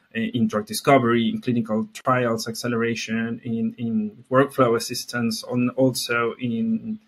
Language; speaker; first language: English; non-native, fluent; Spanish